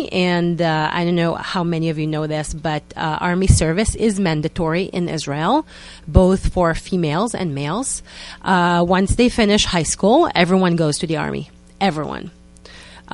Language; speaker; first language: English; non-native, fluent; Hebrew